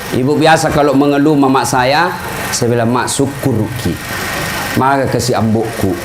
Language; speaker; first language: Indonesian; non-native, local second language; Buginese